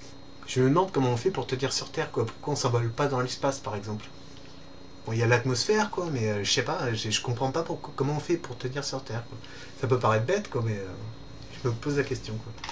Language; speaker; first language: French; native; French